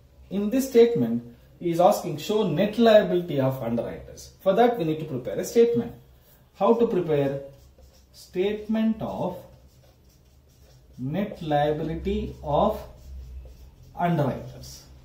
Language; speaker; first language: English; non-native, local second language; Kannada